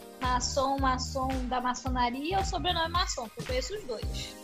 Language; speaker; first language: Portuguese; native; Portuguese